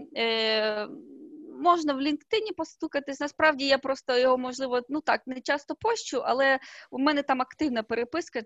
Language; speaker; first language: Ukrainian; native; Ukrainian